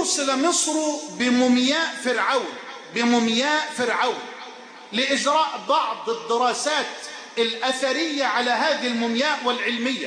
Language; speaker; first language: Arabic; native; Arabic